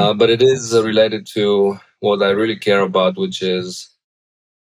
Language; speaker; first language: English; non-native, fluent; Bulgarian